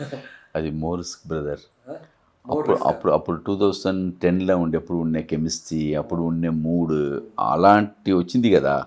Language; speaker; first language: Telugu; non-native, learner; Tamil